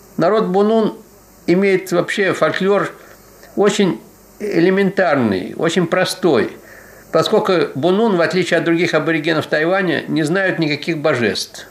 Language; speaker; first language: Russian; native; Russian